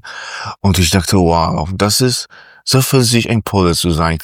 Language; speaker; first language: German; non-native, fluent; Polish